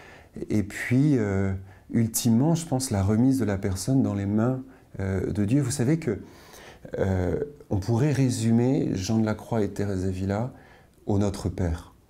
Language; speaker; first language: French; native; French